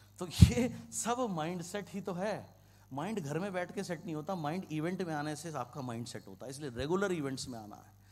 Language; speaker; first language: Hindi; non-native, local second language; Kannada